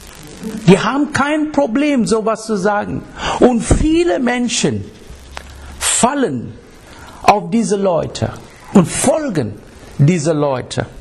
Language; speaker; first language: German; non-native, fluent; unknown